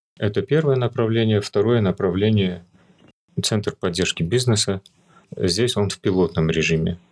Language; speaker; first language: Russian; early bilingual, other home language; Armenian